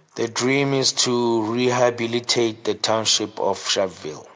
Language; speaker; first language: English; non-native, local second language; Southern Sotho